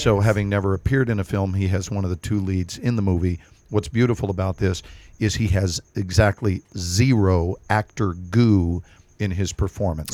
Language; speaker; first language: English; native; English